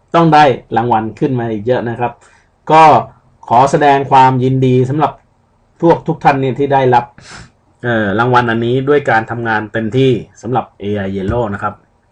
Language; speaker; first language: Thai; early bilingual, other home language; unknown